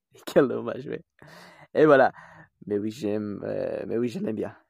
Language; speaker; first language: French; non-native, fluent; Indonesian